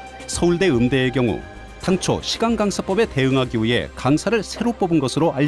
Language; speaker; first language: Korean; native; Korean